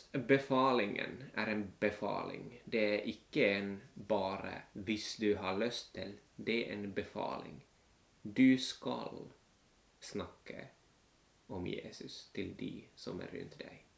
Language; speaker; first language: Norwegian; non-native, fluent; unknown